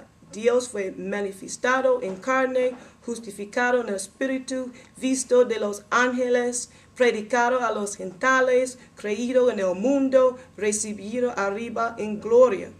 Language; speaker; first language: Spanish; non-native, learner; English